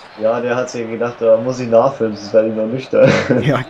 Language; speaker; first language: German; native; German